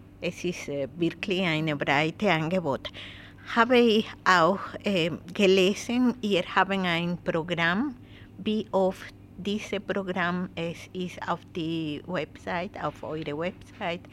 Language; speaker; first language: German; non-native, learner; Spanish